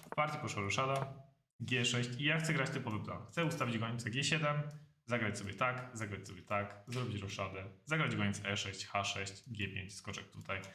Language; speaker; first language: Polish; native; Polish